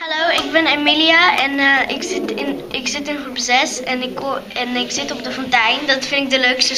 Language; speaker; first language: Dutch; early bilingual, other home language; Romanian